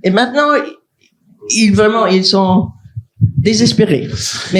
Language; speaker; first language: French; non-native, fluent; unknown